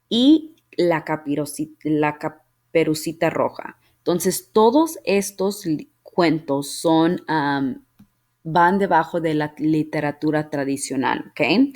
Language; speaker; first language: Spanish; early bilingual, heritage; Spanish